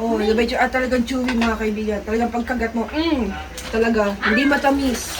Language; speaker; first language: Filipino; native; Filipino